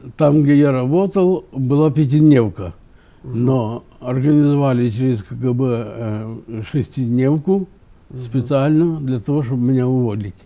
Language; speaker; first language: Russian; native; Russian